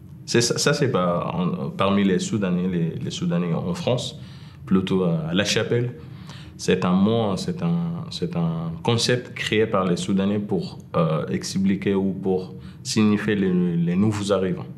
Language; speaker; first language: French; non-native, fluent; Arabic